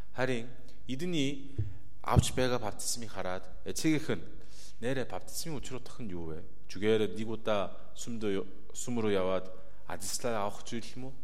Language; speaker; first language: Mongolian; non-native, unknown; Korean